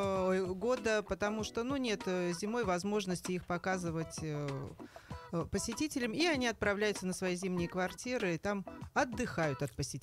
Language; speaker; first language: Russian; native; Russian